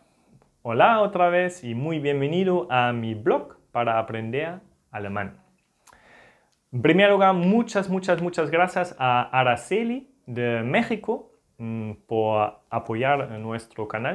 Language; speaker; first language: Spanish; non-native, fluent; German